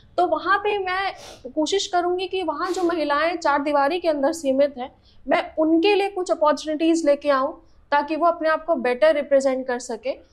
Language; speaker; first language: Hindi; native; Hindi